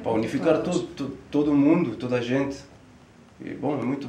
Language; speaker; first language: Portuguese; non-native, learner; French